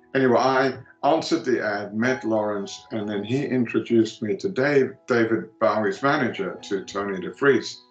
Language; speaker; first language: English; early bilingual, other home language; Greek